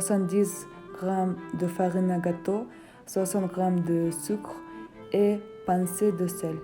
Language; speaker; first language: French; non-native, fluent; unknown